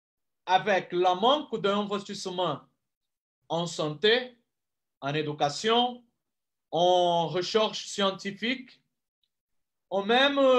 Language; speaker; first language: French; non-native, fluent; Portuguese